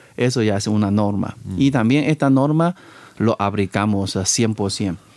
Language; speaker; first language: Spanish; non-native, fluent; Chinese